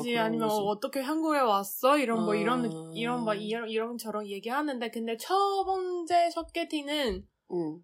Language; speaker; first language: Korean; non-native, learner; Chinese